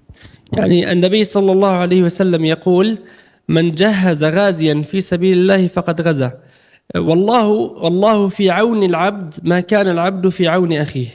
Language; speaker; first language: Arabic; native; Arabic